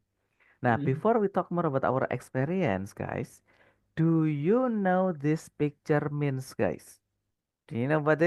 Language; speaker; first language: English; non-native, fluent; Indonesian